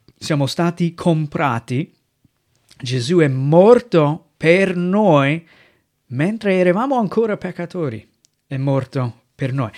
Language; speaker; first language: Italian; non-native, fluent; English